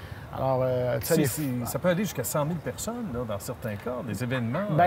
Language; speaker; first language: French; native; French